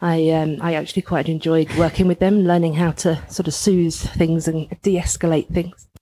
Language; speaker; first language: English; native; English